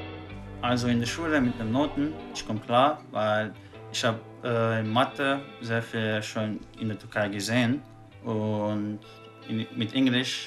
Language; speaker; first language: German; non-native, learner; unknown